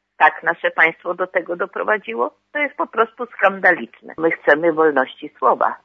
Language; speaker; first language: Polish; native; Polish